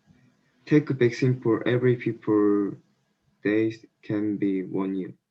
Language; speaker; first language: English; non-native, learner; Korean